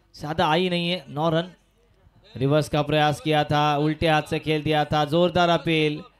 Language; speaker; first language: Hindi; non-native, local second language; Marathi